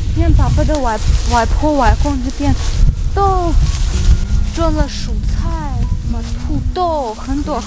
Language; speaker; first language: Chinese; non-native, fluent; Russian